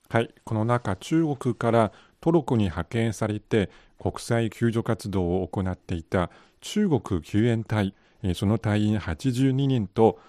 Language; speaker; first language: Japanese; non-native, fluent; Chinese